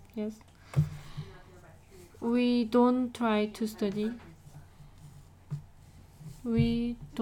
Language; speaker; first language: English; non-native, learner; Korean